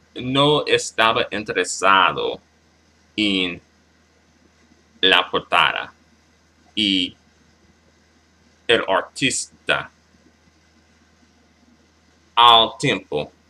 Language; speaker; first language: Spanish; non-native, learner; English